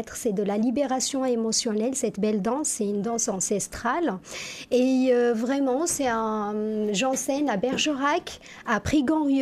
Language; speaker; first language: French; non-native, local second language; Arabic